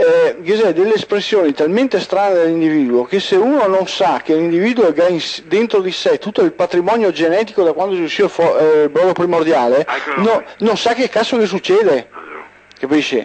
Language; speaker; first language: Italian; native; Italian